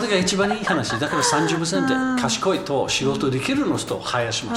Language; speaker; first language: Japanese; non-native, learner; English